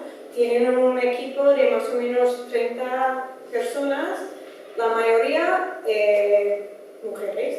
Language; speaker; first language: Spanish; non-native, fluent; Dutch